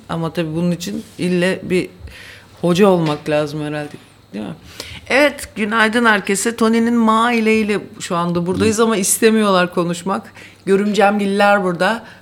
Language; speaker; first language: Turkish; native; Turkish